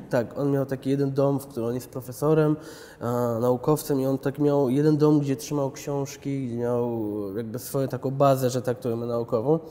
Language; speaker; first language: Polish; early bilingual, other home language; Chechen